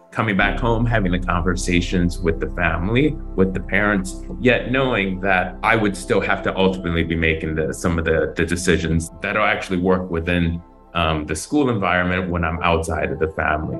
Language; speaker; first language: English; native; English